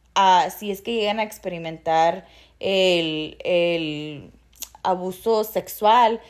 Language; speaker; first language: Spanish; early bilingual, heritage; Spanish